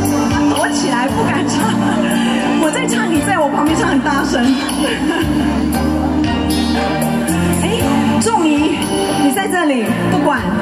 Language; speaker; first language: Chinese; native; Chinese